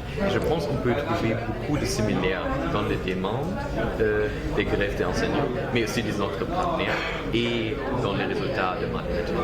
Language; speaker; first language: French; non-native, learner; German